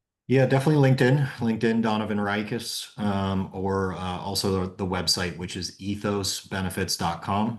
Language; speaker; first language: English; native; English